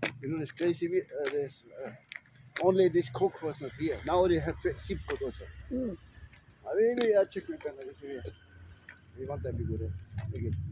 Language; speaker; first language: English; non-native, learner; German